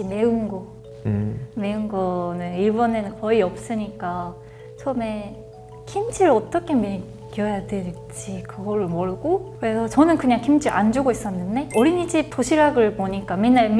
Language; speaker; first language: Korean; non-native, fluent; Japanese